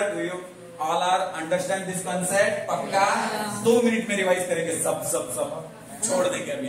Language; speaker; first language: Hindi; non-native, local second language; Marathi